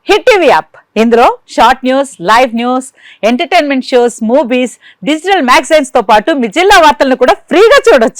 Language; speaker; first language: Telugu; native; Telugu